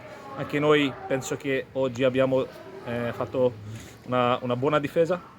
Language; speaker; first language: Italian; non-native, fluent; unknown